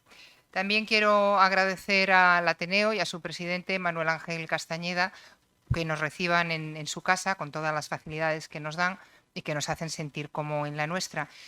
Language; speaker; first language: Spanish; native; Spanish